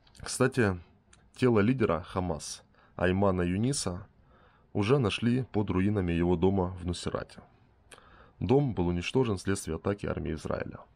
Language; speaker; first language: Russian; native; Russian